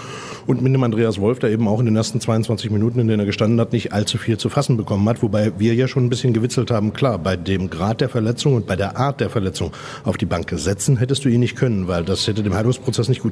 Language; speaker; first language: German; native; German